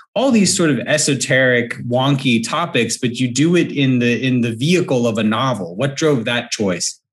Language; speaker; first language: English; native; English